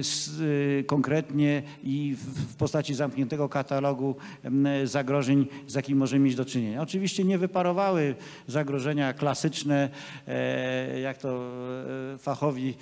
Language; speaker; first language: Polish; native; Polish